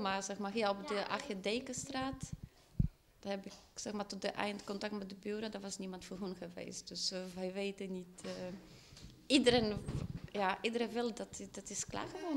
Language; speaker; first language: Dutch; non-native, fluent; Polish